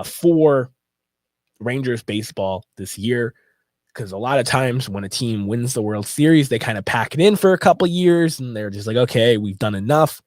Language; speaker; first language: English; native; English